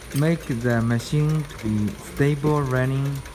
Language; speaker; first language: English; non-native, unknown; Chinese